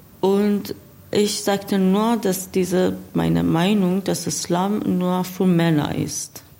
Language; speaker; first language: German; non-native, learner; Persian